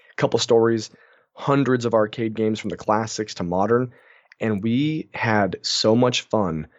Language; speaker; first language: English; native; English